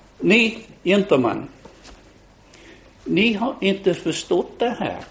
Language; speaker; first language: Swedish; non-native, fluent; English